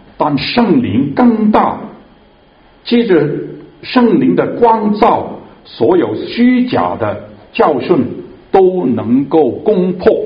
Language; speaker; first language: Chinese; non-native, local second language; Cantonese